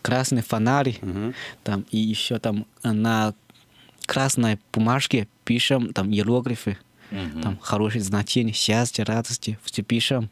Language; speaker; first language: Russian; non-native, learner; Chinese